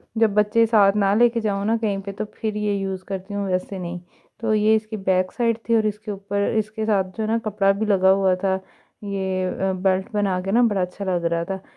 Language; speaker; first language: Urdu; native; Urdu